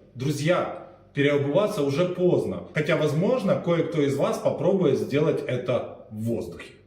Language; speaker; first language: Russian; native; Russian